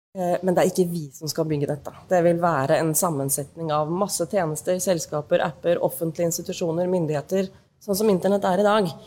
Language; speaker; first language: Norwegian; native; Norwegian